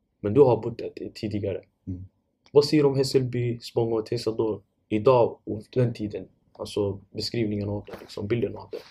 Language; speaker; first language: Swedish; non-native, fluent; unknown